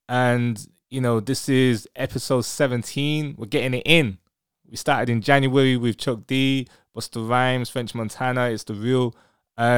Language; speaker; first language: English; native; English